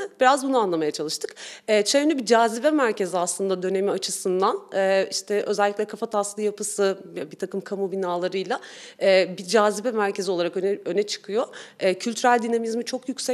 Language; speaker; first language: Turkish; native; Turkish